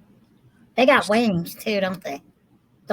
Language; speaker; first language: English; native; English